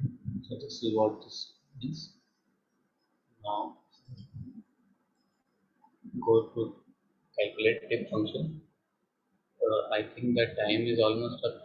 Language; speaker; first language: English; non-native, fluent; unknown